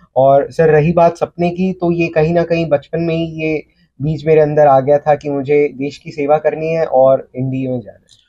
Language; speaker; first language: Hindi; native; Hindi